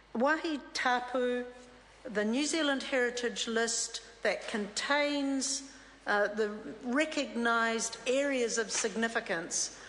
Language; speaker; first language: English; native; English